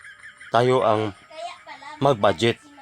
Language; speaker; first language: Filipino; non-native, local second language; Cebuano